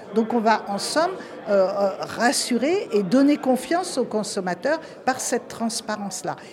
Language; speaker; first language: French; native; French